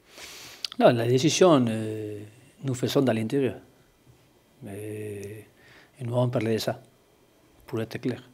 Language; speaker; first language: French; non-native, learner; Spanish